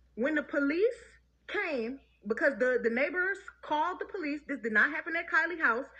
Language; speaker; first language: English; native; English